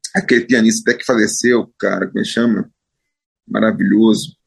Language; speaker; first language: Portuguese; native; Portuguese